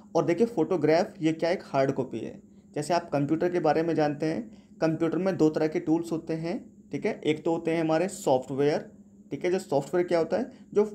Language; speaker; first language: Hindi; native; Hindi